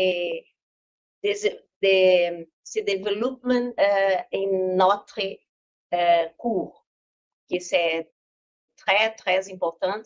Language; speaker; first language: French; non-native, learner; Portuguese